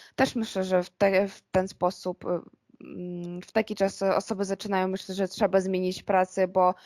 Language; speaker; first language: Polish; non-native, fluent; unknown